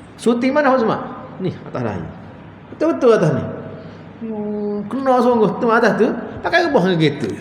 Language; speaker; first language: Malay; native; Malay